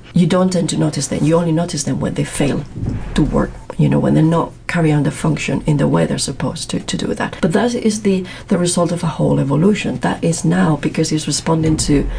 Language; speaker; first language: English; non-native, fluent; Spanish